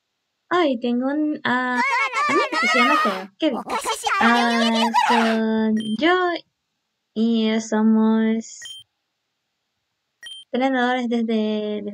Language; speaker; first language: Spanish; early bilingual, heritage; Spanish